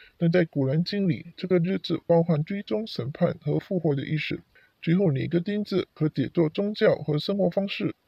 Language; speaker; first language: Chinese; non-native, local second language; Cantonese